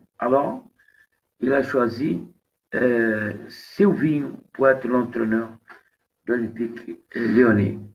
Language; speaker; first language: French; non-native, fluent; Portuguese